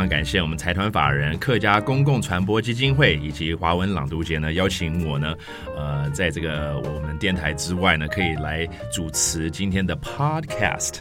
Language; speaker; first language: Chinese; native; Chinese